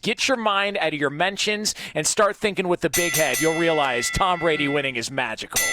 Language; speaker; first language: English; native; English